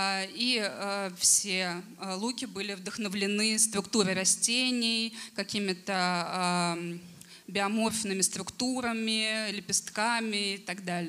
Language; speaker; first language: Russian; native; Russian